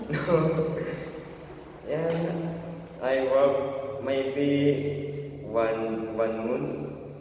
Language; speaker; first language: English; non-native, learner; Indonesian